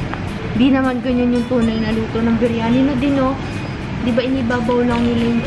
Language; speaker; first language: Filipino; native; Filipino